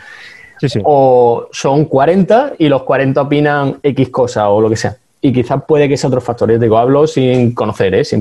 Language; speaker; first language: Spanish; native; Spanish